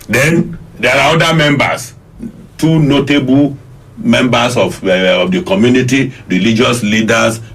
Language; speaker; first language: English; non-native, local second language; Yoruba